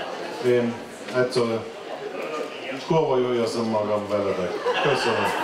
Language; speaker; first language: Hungarian; non-native, learner; German